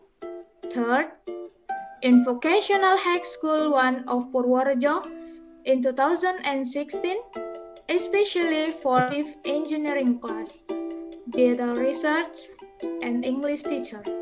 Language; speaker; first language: English; non-native, learner; Indonesian